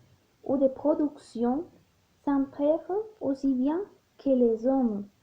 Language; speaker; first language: French; non-native, learner; Spanish